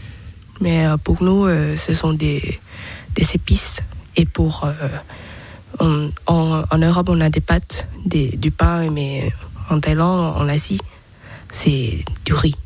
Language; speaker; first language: French; non-native, learner; Thai